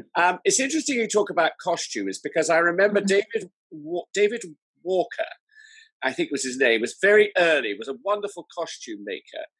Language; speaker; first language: English; native; English